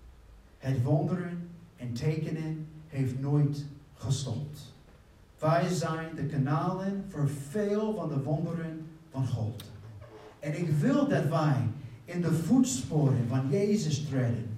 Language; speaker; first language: Dutch; non-native, fluent; English